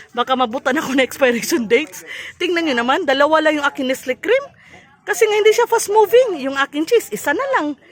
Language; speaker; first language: Filipino; non-native, local second language; Cebuano